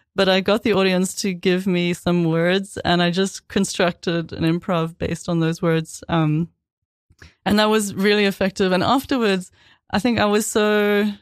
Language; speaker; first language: English; native; English